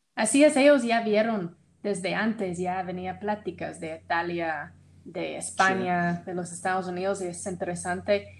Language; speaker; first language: Spanish; non-native, fluent; English